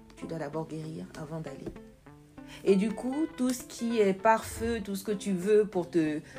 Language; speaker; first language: French; native; French